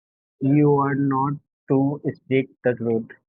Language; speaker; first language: English; non-native, learner; Hindi